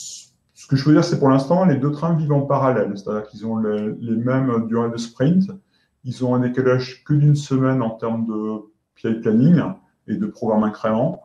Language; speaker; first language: French; native; French